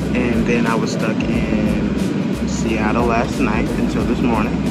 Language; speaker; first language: English; native; English